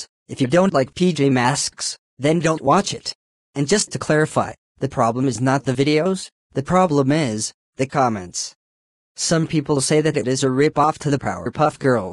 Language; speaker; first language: English; native; English